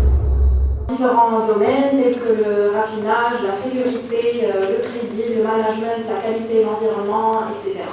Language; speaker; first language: French; non-native, local second language; Arabic